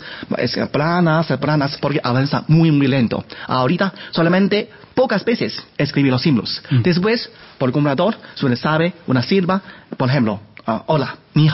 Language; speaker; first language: Spanish; non-native, learner; Chinese